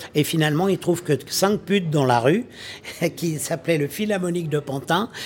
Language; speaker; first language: French; native; French